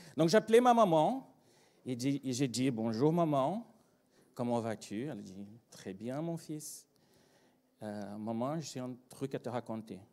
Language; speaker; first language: French; non-native, fluent; Portuguese